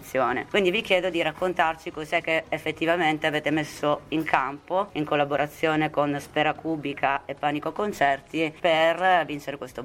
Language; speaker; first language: Italian; native; Italian